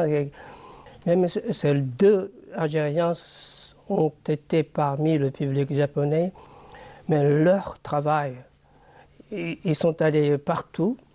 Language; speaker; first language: French; non-native, fluent; Japanese